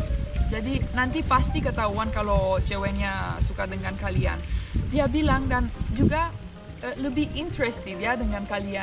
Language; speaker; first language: Indonesian; non-native, fluent; Romanian